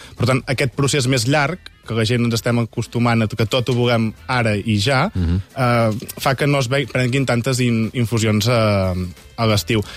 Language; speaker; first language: Catalan; native; Catalan